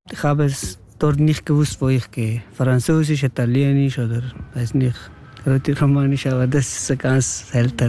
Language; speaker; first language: German; non-native, learner; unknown